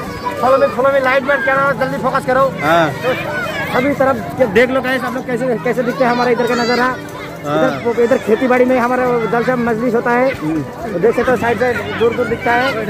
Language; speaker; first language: Hindi; non-native, local second language; Bangla